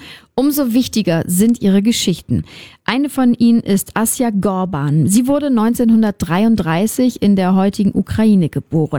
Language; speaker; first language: German; native; German